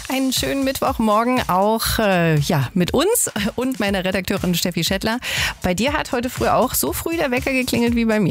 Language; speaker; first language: German; native; German